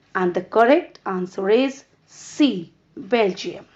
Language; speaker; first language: English; non-native, local second language; Punjabi